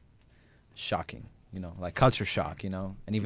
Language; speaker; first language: English; non-native, fluent; Italian